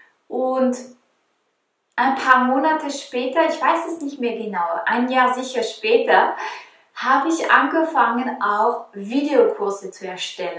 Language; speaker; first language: German; non-native, fluent; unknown